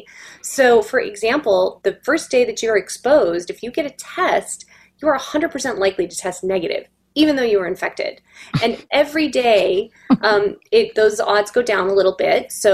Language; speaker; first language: English; native; English